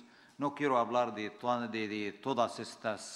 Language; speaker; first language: Spanish; non-native, fluent; Arabic